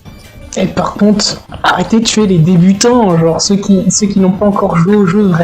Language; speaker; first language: French; native; French